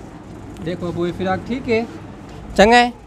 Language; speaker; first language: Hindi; non-native, local second language; Saraiki